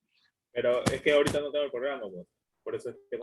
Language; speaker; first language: Spanish; native; Spanish